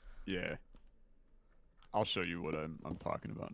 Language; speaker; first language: English; native; English